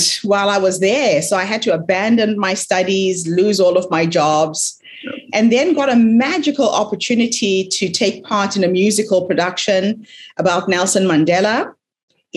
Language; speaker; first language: English; non-native, local second language; Shona